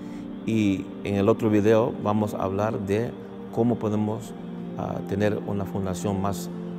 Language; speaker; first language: Spanish; non-native, fluent; English